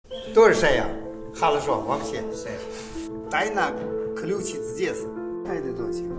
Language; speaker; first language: Russian; non-native, learner; Chinese